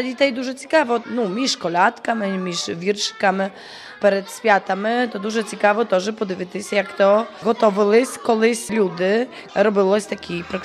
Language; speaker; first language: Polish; non-native, local second language; Ukrainian